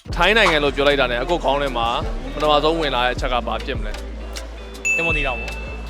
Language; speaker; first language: Burmese; native; Burmese